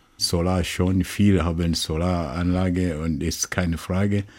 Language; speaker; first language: German; non-native, learner; Swahili